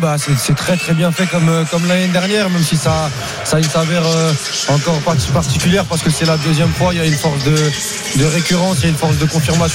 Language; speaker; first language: French; native; French